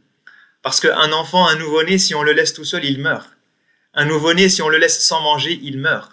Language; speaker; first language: French; native; French